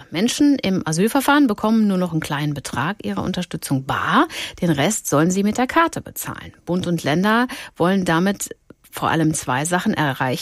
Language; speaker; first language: German; native; German